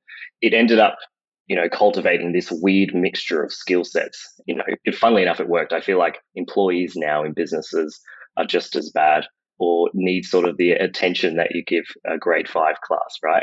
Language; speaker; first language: English; native; English